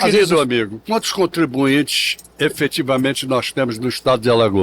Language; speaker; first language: Portuguese; native; Portuguese